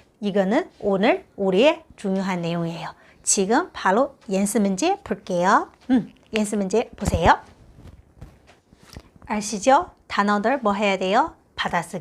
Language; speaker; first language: Korean; non-native, fluent; Chinese